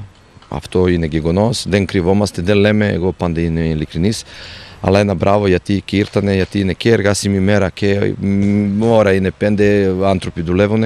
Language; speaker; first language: Greek; non-native, fluent; Serbian